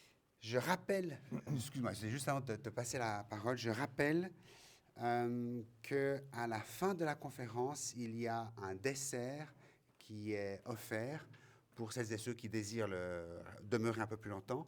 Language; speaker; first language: French; native; French